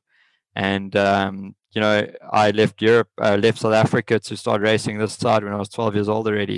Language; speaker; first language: English; native; English